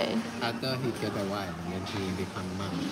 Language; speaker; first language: English; non-native, learner; Thai